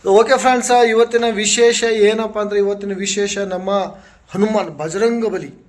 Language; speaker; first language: Kannada; non-native, local second language; Lambadi